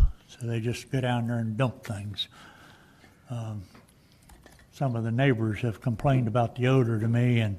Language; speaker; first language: English; native; English